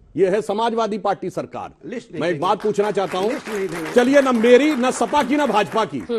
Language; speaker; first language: Hindi; native; Hindi